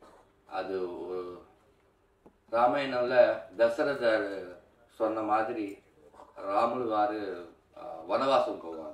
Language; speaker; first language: Tamil; non-native, learner; Telugu